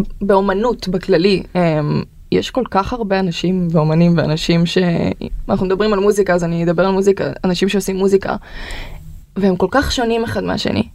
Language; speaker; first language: Hebrew; early bilingual, other home language; Russian